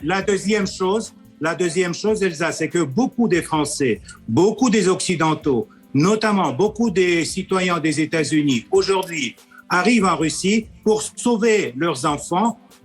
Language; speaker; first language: French; non-native, fluent; Russian